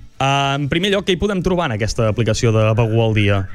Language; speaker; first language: Catalan; native; Catalan